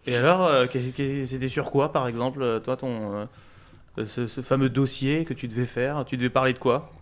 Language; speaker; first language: French; native; French